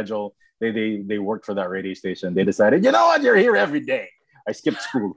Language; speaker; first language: English; non-native, local second language; Cebuano